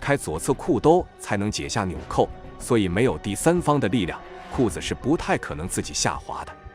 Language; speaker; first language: Chinese; native; Chinese